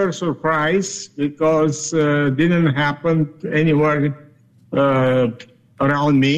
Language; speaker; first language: English; non-native, learner; Romanian